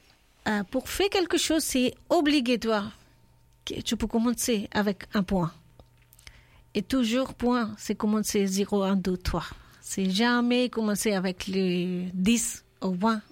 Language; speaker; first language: French; non-native, learner; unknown